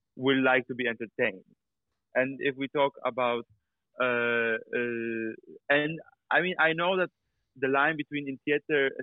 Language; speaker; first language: English; non-native, fluent; Polish